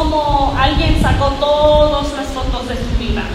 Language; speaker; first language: Spanish; non-native, learner; English